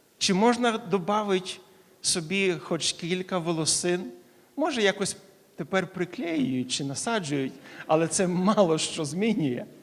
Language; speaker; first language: Ukrainian; native; Ukrainian